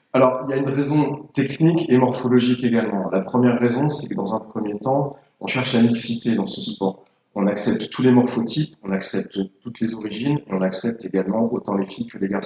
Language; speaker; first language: French; native; French